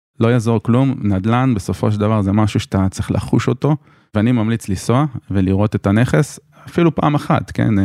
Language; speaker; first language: Hebrew; native; Hebrew